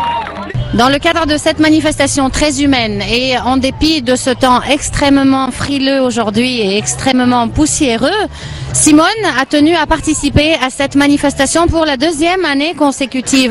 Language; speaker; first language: French; non-native, fluent; Arabic